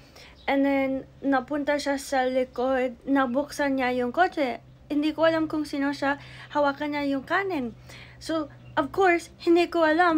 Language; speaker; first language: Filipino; early bilingual, heritage; English